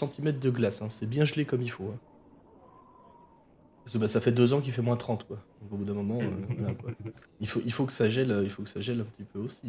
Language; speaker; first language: French; native; French